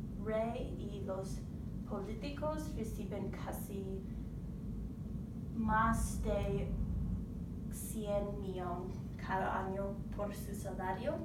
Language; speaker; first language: Spanish; non-native, learner; English